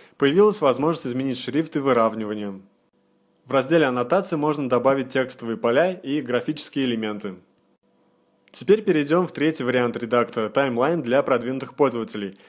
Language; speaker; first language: Russian; native; Russian